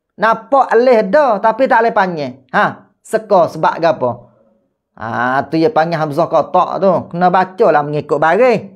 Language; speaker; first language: Malay; native; Malay